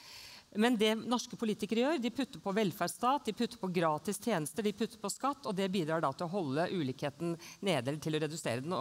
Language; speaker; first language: Norwegian; native; Norwegian